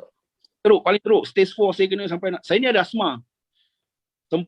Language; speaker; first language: Indonesian; non-native, local second language; Malay